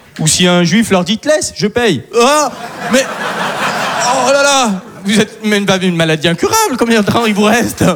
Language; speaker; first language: French; non-native, local second language; Arabic